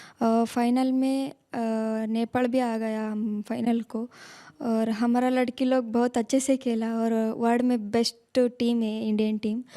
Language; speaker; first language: Hindi; non-native, local second language; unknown